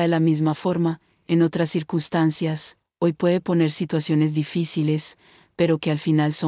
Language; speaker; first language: Spanish; native; Spanish